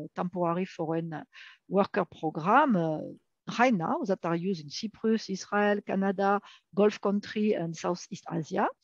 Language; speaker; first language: English; non-native, fluent; French